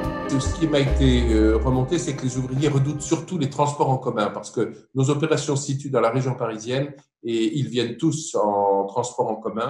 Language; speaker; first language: French; native; French